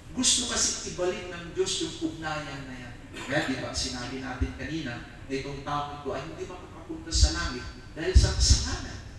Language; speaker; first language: Filipino; non-native, local second language; Iloko